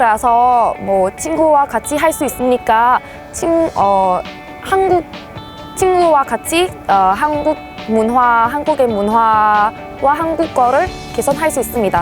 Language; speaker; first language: Korean; non-native, fluent; Vietnamese